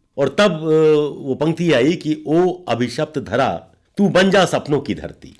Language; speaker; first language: Hindi; native; Hindi